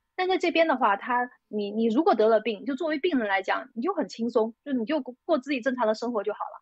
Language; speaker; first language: Chinese; native; Chinese